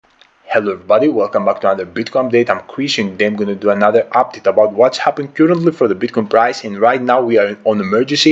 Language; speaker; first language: English; non-native, fluent; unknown